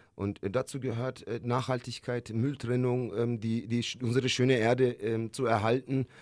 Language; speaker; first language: German; early bilingual, other home language; Turkish